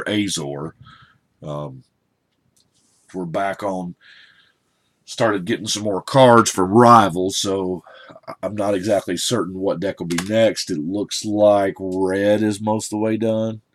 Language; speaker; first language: English; native; English